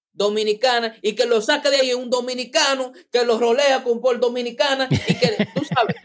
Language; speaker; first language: Spanish; early bilingual, heritage; Spanish